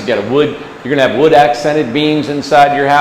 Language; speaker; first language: English; native; English